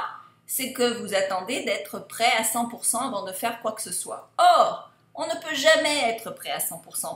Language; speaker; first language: French; native; French